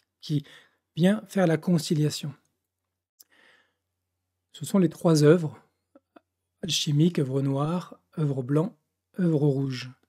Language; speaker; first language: French; native; French